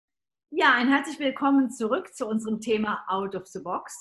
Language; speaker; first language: German; native; German